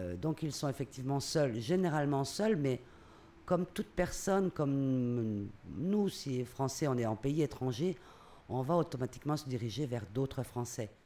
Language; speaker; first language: French; native; French